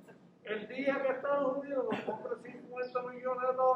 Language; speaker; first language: Spanish; native; Spanish